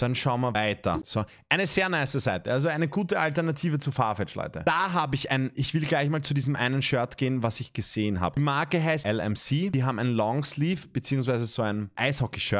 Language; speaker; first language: German; native; German